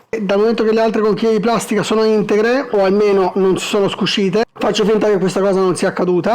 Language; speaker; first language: Italian; native; Italian